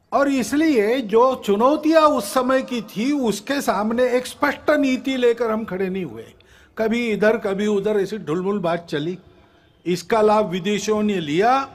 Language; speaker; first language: Hindi; non-native, local second language; Marathi